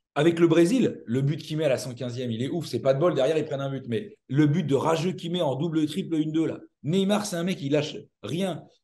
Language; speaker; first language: French; native; French